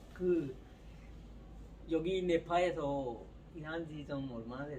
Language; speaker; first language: Korean; non-native, learner; Urdu